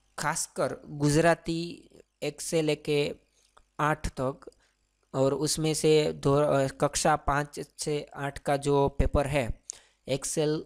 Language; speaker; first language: Hindi; non-native, local second language; Gujarati